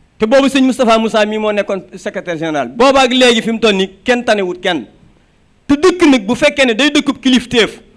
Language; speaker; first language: Wolof; native; Wolof